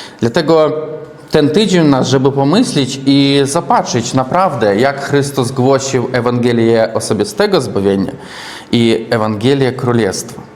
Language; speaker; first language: Polish; non-native, learner; Russian